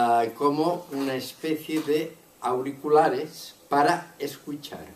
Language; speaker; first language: Spanish; non-native, local second language; Catalan